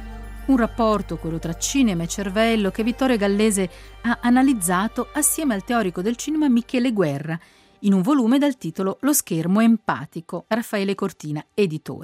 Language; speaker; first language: Italian; native; Italian